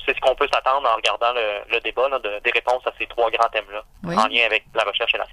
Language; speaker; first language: French; native; French